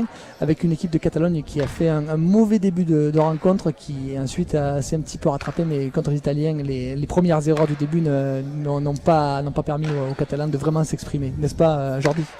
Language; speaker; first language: French; native; French